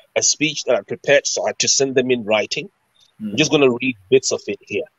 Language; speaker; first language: English; non-native, local second language; Shona